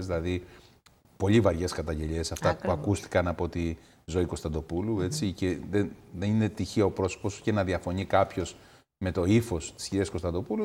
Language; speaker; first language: Greek; native; Greek